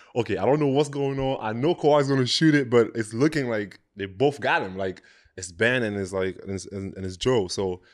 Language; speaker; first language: English; non-native, local second language; French